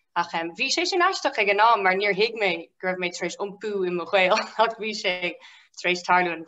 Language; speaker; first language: Irish; non-native, local second language; English